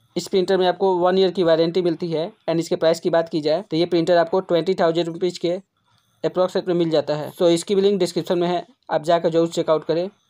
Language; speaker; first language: Hindi; native; Hindi